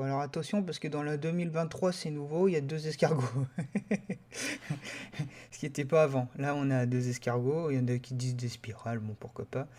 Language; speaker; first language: French; native; French